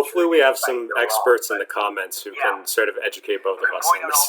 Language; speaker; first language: English; native; English